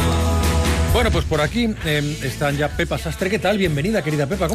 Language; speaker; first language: Spanish; native; Spanish